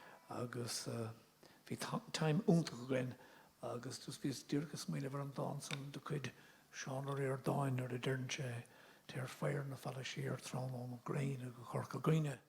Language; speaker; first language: Irish; non-native, local second language; English